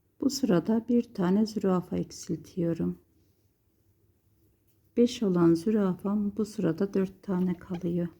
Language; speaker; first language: Turkish; native; Turkish